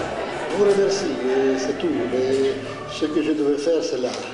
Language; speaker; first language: French; non-native, fluent; Italian